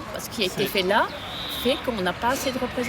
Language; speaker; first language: French; native; French